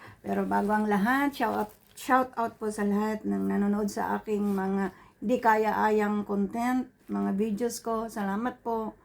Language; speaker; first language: Filipino; non-native, local second language; Iloko